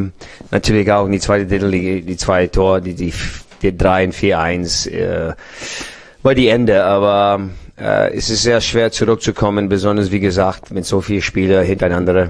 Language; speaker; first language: German; non-native, fluent; English